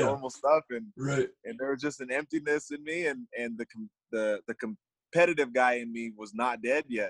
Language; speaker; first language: English; native; English